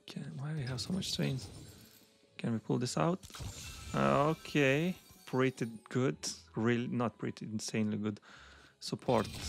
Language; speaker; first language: English; non-native, fluent; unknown